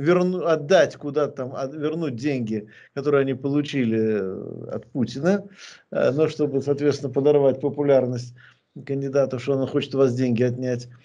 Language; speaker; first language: Russian; native; Russian